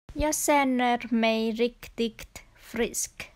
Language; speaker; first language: Swedish; non-native, fluent; Vietnamese